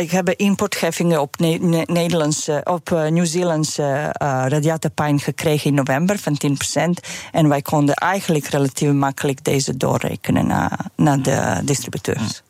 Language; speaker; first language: Dutch; non-native, fluent; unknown